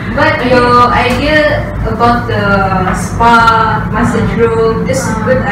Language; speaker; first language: English; non-native, local second language; Malay